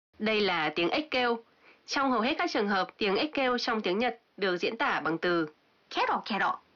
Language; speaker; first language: Vietnamese; native; Vietnamese